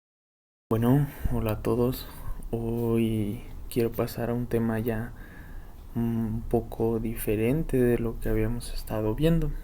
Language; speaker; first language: Spanish; native; Spanish